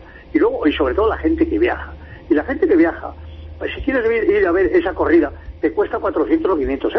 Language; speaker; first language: Spanish; native; Spanish